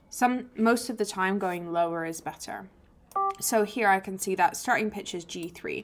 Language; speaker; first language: English; native; English